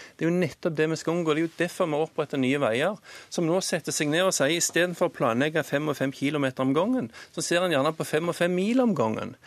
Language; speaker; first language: Norwegian; native; Norwegian